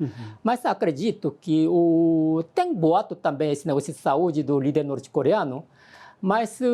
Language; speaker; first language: Portuguese; non-native, fluent; Korean